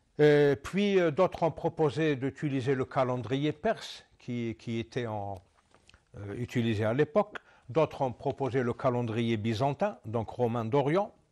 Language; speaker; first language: French; non-native, local second language; Arabic